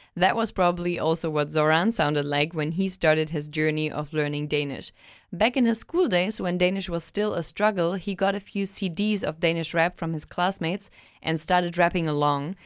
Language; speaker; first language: English; non-native, fluent; German